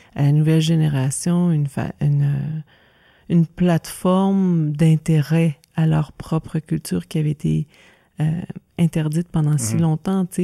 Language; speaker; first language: French; native; French